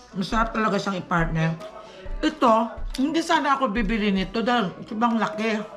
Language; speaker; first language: Filipino; native; Filipino